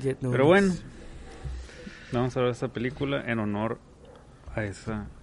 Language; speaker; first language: Spanish; native; Spanish